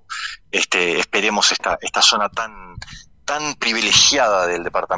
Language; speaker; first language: Spanish; native; Spanish